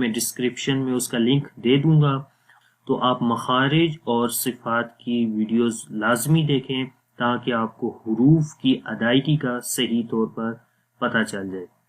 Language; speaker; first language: Urdu; non-native, local second language; Punjabi